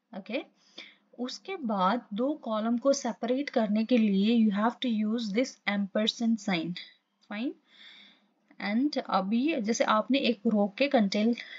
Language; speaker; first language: Hindi; non-native, local second language; Assamese